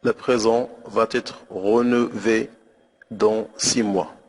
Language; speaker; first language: French; non-native, local second language; Arabic